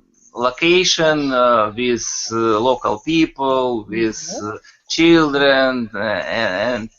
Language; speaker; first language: English; non-native, learner; Russian